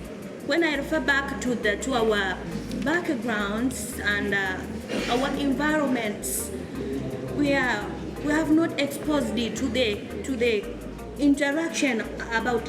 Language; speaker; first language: English; non-native, learner; Swahili